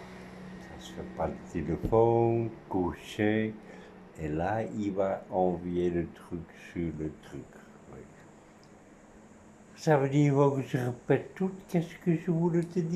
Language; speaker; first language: French; non-native, fluent; Dutch